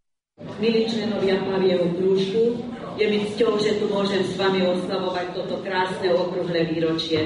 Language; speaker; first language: Slovak; early bilingual, heritage; Slovak